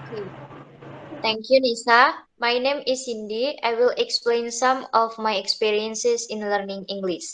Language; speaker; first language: English; non-native, learner; Indonesian